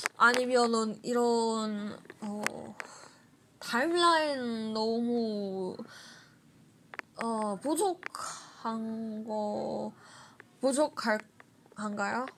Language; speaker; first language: Korean; non-native, learner; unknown